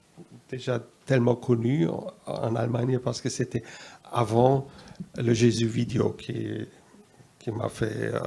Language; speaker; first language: French; non-native, fluent; German